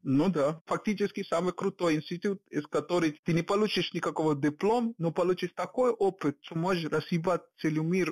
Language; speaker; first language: Russian; non-native, fluent; Hindi